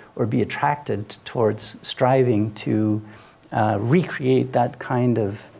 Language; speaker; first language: English; native; English